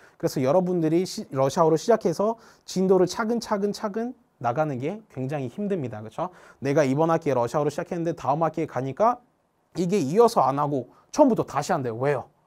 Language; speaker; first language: Korean; native; Korean